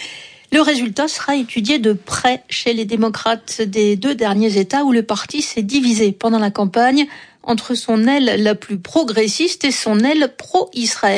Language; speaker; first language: French; native; French